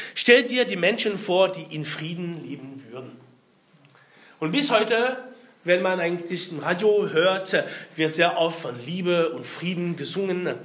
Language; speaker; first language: German; non-native, fluent; French